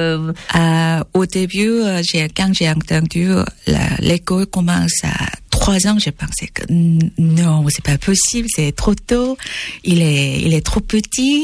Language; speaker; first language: French; non-native, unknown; Korean